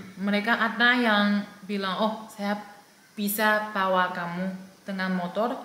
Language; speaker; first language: Indonesian; non-native, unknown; Chinese